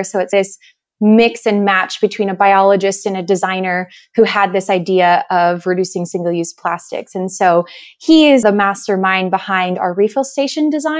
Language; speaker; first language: English; native; English